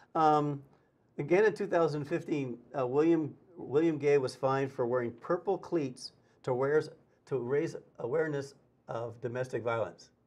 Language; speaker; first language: English; native; English